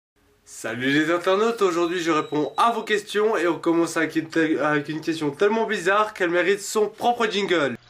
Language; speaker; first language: French; native; French